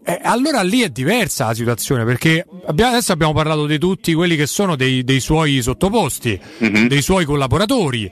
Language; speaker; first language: Italian; native; Italian